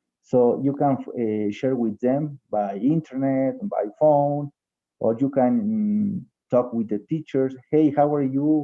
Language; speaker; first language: English; non-native, fluent; Spanish